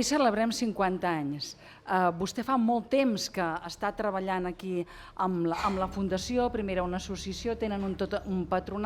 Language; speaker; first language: Catalan; native; Catalan